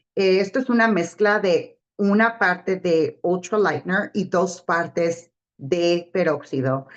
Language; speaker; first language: Spanish; early bilingual, heritage; Spanish